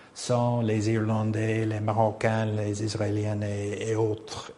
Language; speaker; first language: French; non-native, fluent; English